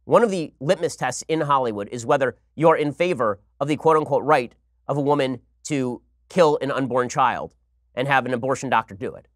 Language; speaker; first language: English; native; English